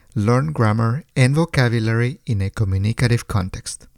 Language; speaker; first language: English; non-native, fluent; Spanish